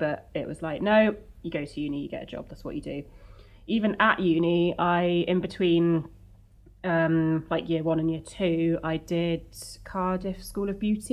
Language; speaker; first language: English; native; English